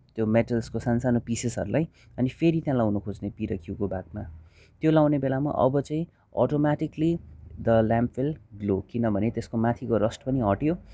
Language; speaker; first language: Nepali; non-native, local second language; Hindi